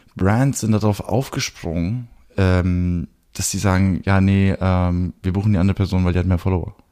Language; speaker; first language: German; early bilingual, heritage; German